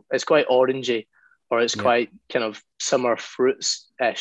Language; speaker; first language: English; native; English